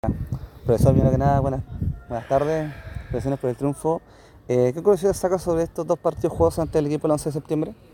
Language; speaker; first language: Spanish; native; Spanish